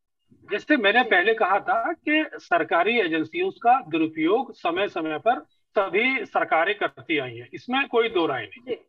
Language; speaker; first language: Hindi; native; Hindi